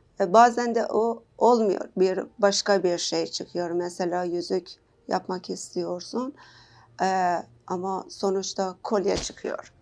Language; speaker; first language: Turkish; non-native, learner; Persian